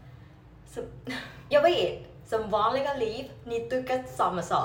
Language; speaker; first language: Swedish; non-native, learner; Vietnamese